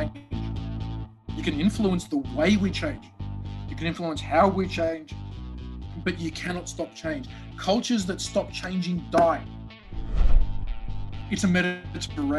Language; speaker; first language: English; native; English